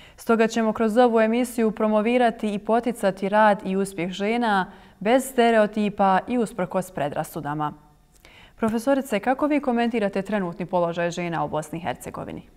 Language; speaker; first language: Croatian; native; Croatian